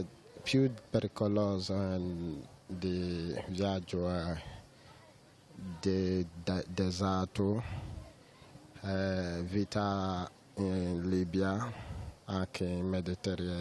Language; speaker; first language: Italian; non-native, learner; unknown